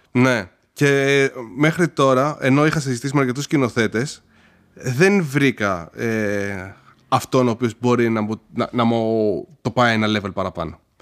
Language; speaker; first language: Greek; early bilingual, heritage; Greek